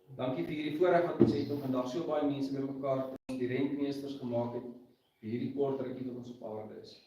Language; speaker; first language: Afrikaans; native; Afrikaans